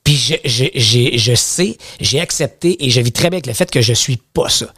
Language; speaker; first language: French; native; French